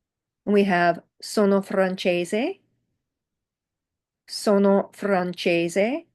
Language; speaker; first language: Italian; non-native, fluent; English